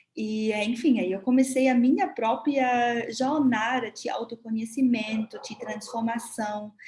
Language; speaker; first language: Portuguese; non-native, fluent; German